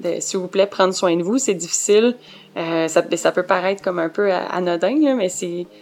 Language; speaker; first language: French; native; French